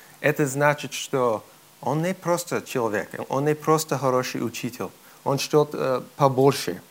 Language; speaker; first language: Russian; non-native, fluent; English